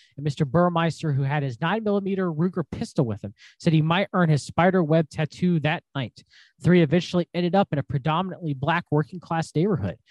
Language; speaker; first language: English; native; English